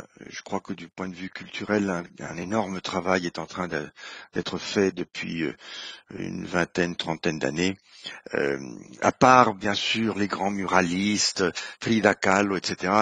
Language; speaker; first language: French; non-native, fluent; Spanish